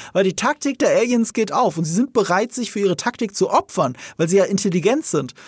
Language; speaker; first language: German; native; German